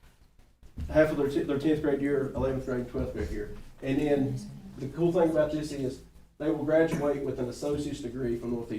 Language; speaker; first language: English; native; English